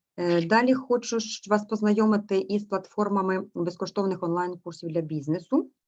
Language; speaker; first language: Ukrainian; native; Ukrainian